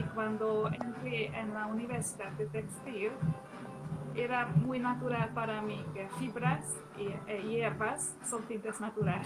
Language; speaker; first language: Spanish; non-native, fluent; Hungarian